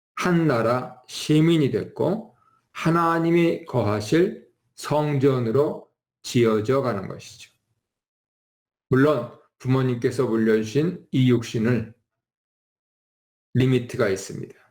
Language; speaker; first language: Korean; native; Korean